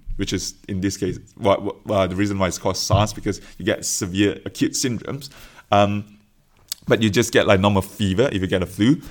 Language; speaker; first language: English; non-native, local second language; Chinese